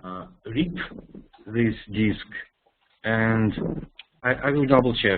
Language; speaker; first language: English; non-native, fluent; Russian